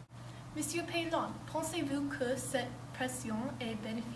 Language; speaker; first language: French; non-native, learner; English